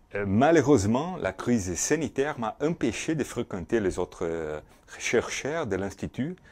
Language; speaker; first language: French; non-native, fluent; Portuguese